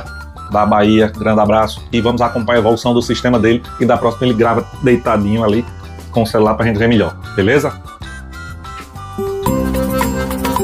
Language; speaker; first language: Portuguese; native; Portuguese